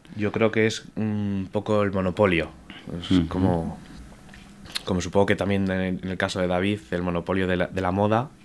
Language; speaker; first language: Spanish; native; Spanish